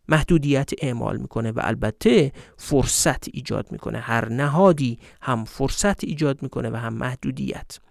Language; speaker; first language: Persian; native; Persian